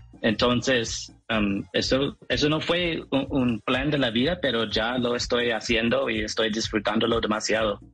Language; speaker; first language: Spanish; non-native, fluent; English